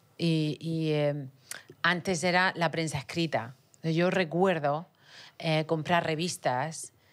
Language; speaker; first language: Spanish; native; Spanish